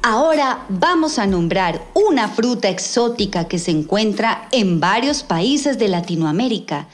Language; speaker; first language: Spanish; native; Spanish